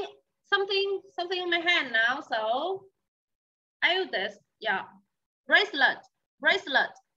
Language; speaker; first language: English; non-native, learner; Vietnamese